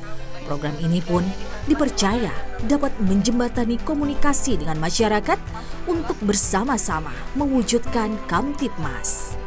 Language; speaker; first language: Indonesian; native; Indonesian